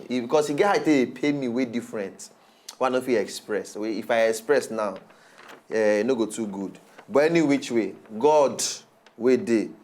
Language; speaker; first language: Nigerian Pidgin; native; Nigerian Pidgin